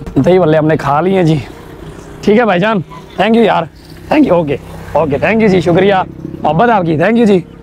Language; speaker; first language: Urdu; non-native, local second language; Punjabi